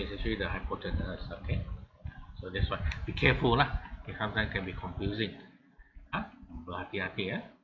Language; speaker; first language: English; non-native, local second language; Malay